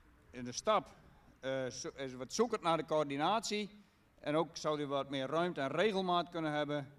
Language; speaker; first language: Dutch; native; Dutch